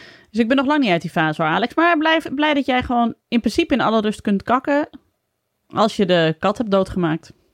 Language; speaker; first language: Dutch; native; Dutch